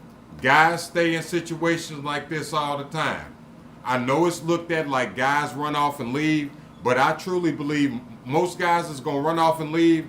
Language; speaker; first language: English; native; English